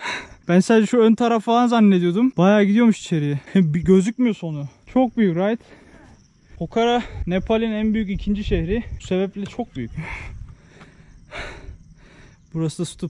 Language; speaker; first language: Turkish; native; Turkish